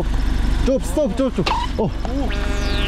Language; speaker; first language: Thai; non-native, learner; Korean